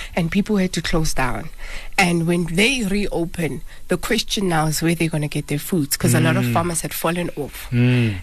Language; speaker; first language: English; non-native, local second language; Zulu